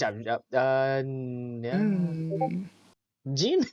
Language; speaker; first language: Japanese; non-native, learner; Malay